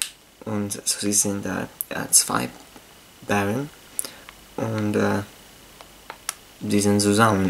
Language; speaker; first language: German; non-native, learner; English